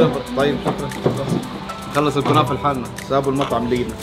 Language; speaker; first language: Arabic; native; Arabic